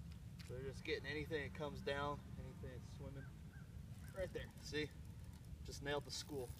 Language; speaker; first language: English; native; English